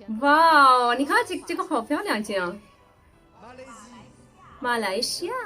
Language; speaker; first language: Chinese; non-native, fluent; Urdu